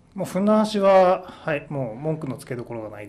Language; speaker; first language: Japanese; native; Japanese